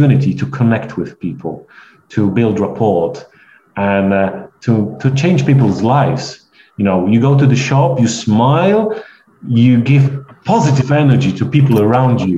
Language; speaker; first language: English; non-native, fluent; Polish